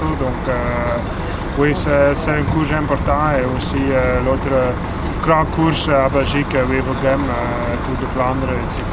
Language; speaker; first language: French; non-native, local second language; Dutch